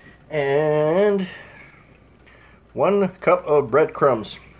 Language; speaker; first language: English; early bilingual, other home language; Czech